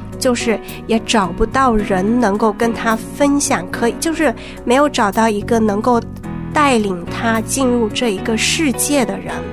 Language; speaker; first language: Chinese; native; Chinese